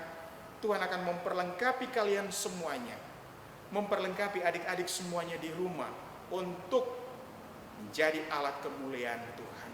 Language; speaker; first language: Indonesian; native; Indonesian